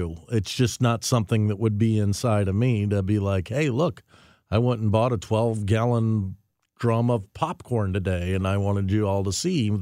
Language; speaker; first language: English; native; English